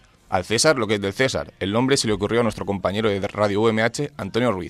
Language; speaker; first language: Spanish; native; Spanish